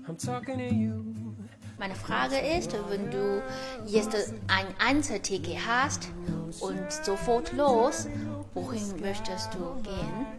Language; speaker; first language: German; non-native, learner; Chinese